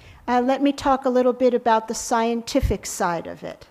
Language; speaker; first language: English; native; English